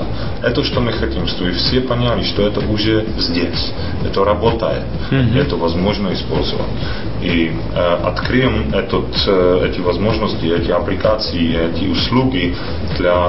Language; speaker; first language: Russian; non-native, fluent; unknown